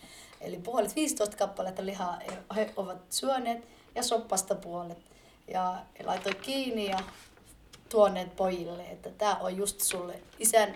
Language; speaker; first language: Finnish; early bilingual, other home language; Somali